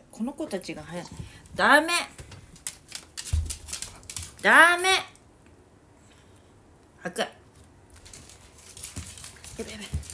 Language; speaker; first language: Japanese; native; Japanese